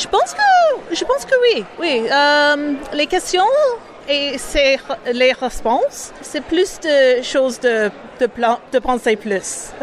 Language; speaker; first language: French; non-native, learner; English